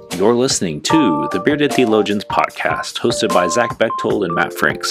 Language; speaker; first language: English; native; English